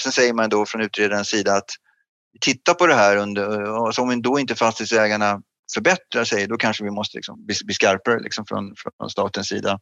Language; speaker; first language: Swedish; native; Swedish